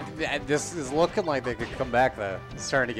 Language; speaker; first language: English; native; English